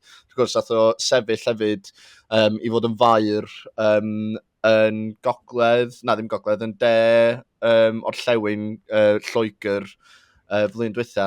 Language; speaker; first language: Welsh; native; Welsh